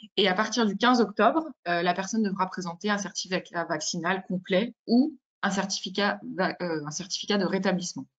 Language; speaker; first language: French; native; French